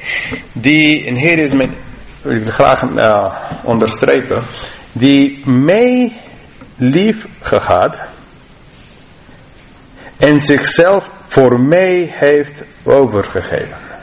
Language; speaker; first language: Dutch; non-native, fluent; English